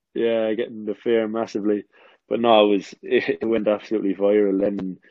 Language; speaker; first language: English; native; English